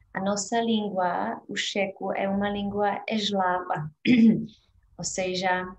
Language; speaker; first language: Portuguese; non-native, fluent; Czech